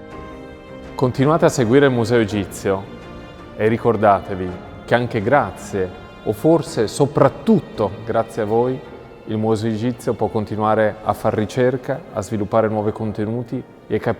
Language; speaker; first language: Italian; native; Italian